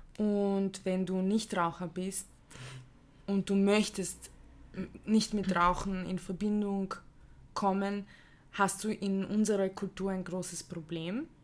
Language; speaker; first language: German; early bilingual, other home language; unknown